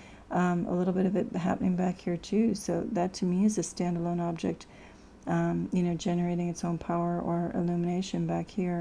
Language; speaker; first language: English; native; English